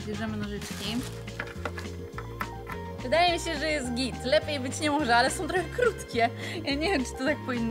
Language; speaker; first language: Polish; native; Polish